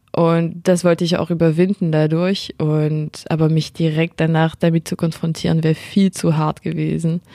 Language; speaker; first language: German; non-native, fluent; French